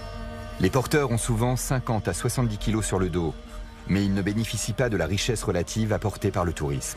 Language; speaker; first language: French; native; French